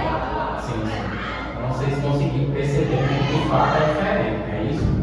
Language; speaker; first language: Portuguese; native; Portuguese